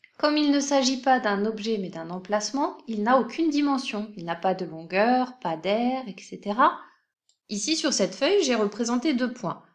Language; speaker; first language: French; native; French